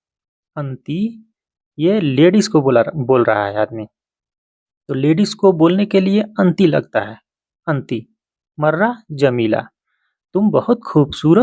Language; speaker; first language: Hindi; native; Hindi